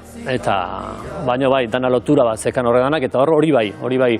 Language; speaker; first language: Basque; native; Basque